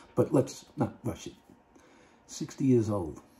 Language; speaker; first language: English; native; English